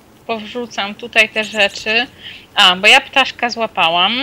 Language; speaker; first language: Polish; native; Polish